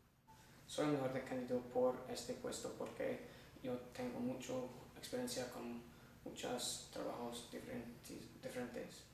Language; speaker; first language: Spanish; non-native, learner; English